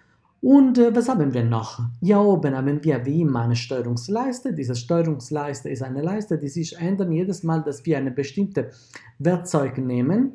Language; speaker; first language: German; non-native, fluent; Italian